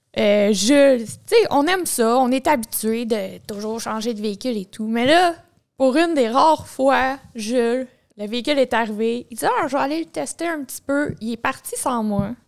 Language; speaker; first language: French; native; French